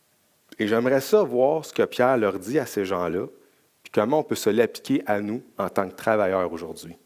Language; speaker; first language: French; native; French